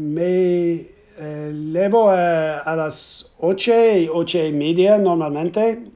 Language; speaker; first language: Spanish; non-native, learner; English